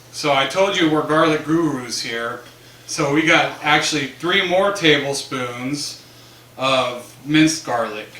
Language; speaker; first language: English; native; English